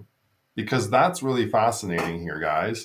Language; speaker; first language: English; native; English